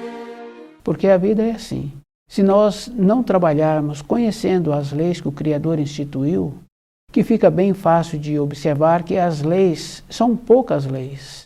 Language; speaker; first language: Portuguese; native; Portuguese